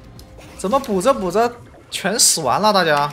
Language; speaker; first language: Chinese; native; Chinese